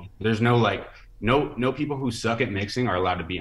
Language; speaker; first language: English; native; English